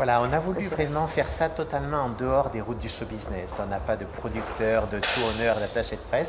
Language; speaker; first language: French; native; French